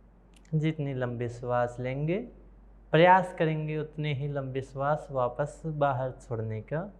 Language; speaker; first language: Hindi; native; Hindi